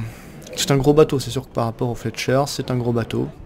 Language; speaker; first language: French; native; French